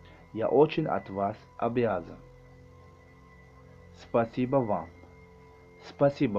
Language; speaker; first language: Russian; non-native, learner; Tajik